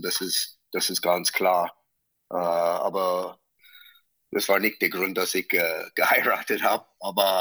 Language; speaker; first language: German; non-native, fluent; English